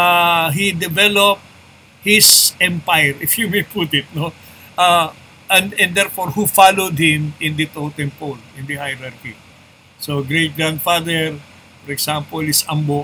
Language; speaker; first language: English; non-native, local second language; Filipino